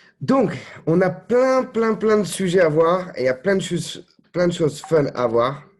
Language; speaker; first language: French; native; French